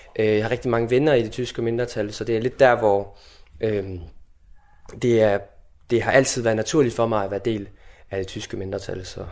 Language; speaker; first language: Danish; native; Danish